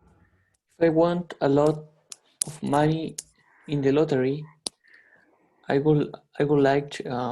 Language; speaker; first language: English; non-native, learner; Spanish